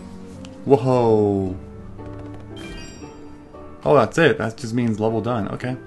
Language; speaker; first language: English; native; English